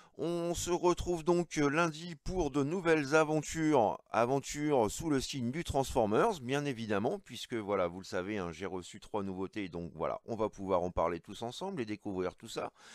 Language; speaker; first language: French; native; French